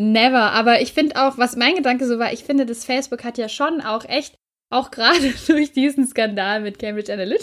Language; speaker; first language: German; native; German